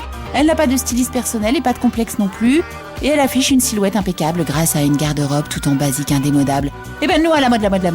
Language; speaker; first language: French; native; French